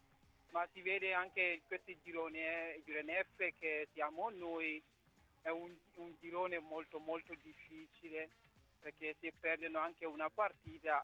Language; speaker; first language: Italian; non-native, fluent; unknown